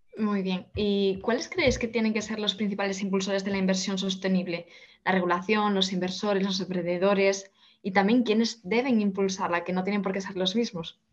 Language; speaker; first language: Spanish; native; Spanish